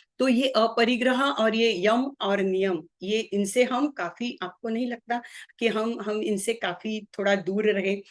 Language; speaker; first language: Hindi; non-native, local second language; Marathi